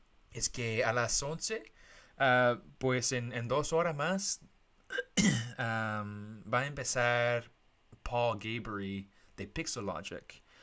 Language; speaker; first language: Spanish; non-native, fluent; English